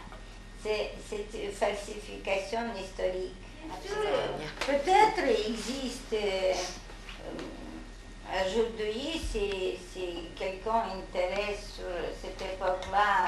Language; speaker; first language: French; non-native, fluent; Hungarian